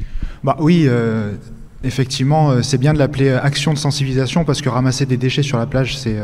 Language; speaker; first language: French; native; French